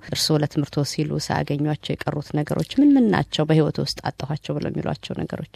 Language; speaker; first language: Amharic; native; Amharic